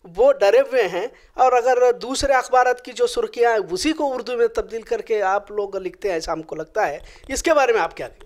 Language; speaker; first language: Urdu; native; Urdu